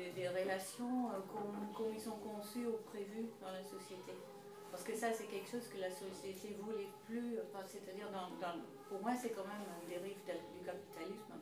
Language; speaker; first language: French; non-native, fluent; Dutch